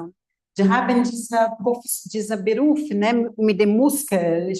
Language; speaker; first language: German; non-native, fluent; Portuguese